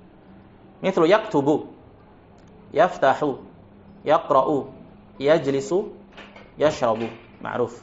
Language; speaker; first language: Arabic; non-native, fluent; Indonesian